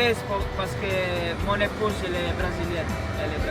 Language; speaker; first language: French; non-native, fluent; Italian